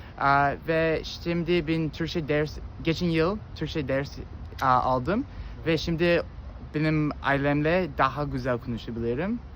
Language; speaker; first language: Turkish; non-native, learner; English